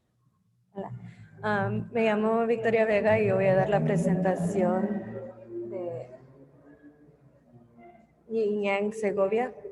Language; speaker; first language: Spanish; early bilingual, heritage; English